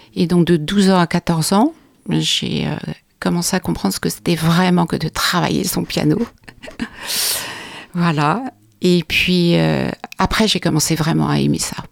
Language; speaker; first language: French; native; French